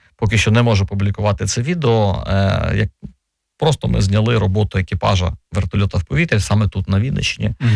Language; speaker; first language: Ukrainian; native; Ukrainian